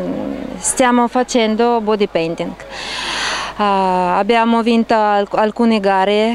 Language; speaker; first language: Italian; non-native, learner; Russian